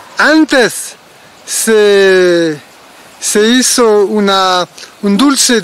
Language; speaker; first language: Spanish; non-native, learner; French